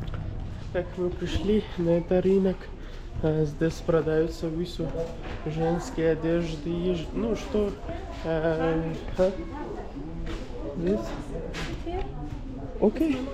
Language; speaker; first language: Russian; non-native, learner; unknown